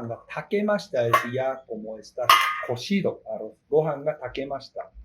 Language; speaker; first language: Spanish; non-native, fluent; Japanese